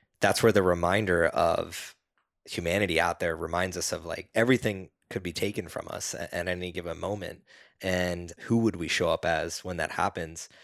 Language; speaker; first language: English; native; English